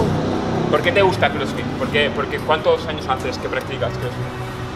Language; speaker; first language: Spanish; native; Spanish